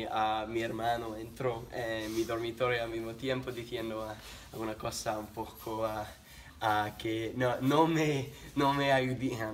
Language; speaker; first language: Spanish; non-native, learner; English